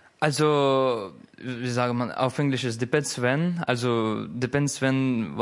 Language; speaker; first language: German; non-native, learner; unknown